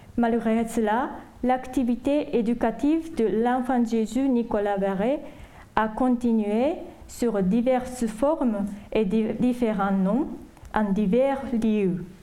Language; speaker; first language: French; non-native, fluent; Japanese